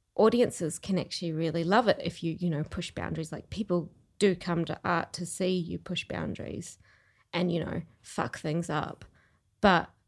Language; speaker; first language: English; native; English